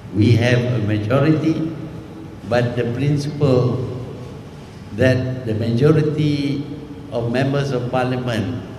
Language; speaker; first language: English; non-native, local second language; Malay